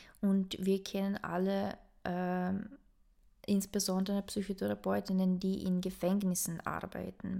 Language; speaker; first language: German; non-native, fluent; Ukrainian